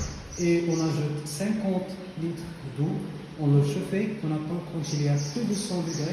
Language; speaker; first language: French; non-native, local second language; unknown